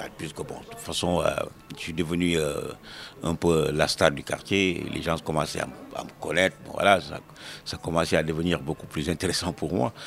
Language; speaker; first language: French; non-native, local second language; Wolof